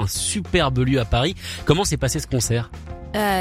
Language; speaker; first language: French; native; French